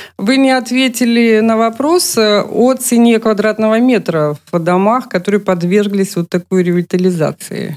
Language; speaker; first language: Russian; native; Russian